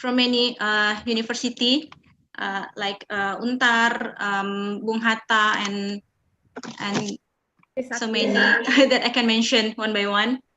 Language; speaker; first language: English; non-native, fluent; Indonesian